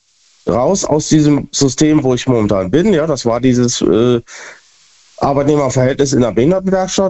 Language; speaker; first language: German; native; German